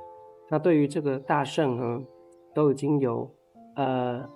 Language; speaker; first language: Chinese; native; Chinese